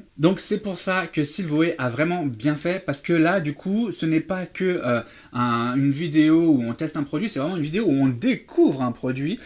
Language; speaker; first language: French; native; French